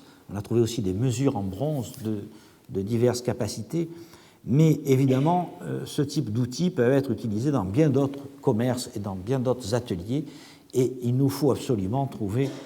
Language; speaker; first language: French; native; French